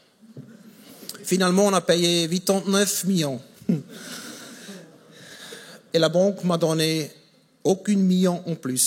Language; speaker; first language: French; non-native, fluent; German